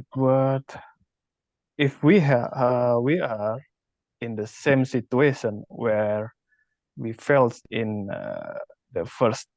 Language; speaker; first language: English; non-native, learner; Indonesian